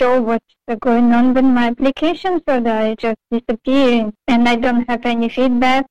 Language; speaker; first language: English; non-native, fluent; Russian